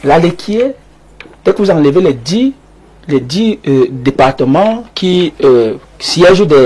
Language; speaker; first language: French; native; French